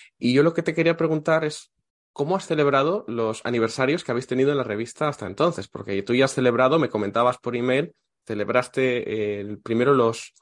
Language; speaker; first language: Spanish; native; Spanish